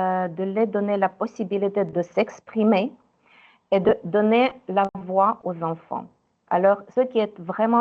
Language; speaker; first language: French; non-native, fluent; Ukrainian